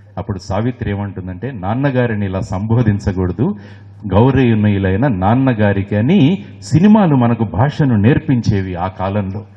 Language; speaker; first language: Telugu; native; Telugu